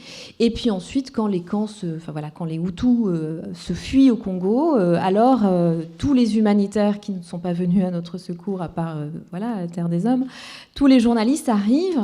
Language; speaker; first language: French; non-native, local second language; Kinyarwanda